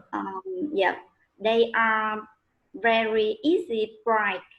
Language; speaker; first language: English; non-native, learner; Vietnamese